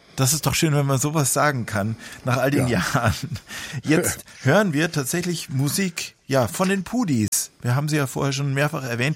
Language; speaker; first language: German; native; German